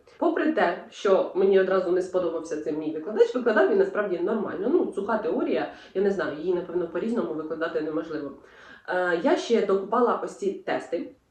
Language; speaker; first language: Ukrainian; non-native, local second language; Russian